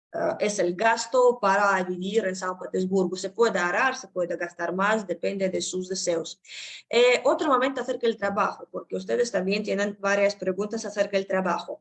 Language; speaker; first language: Spanish; non-native, fluent; Russian